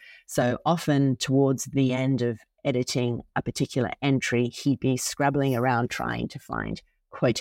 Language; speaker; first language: English; native; English